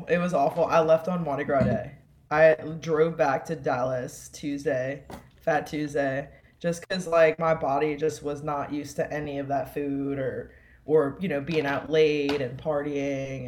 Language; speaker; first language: English; native; English